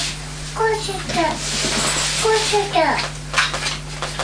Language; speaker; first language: Japanese; native; Japanese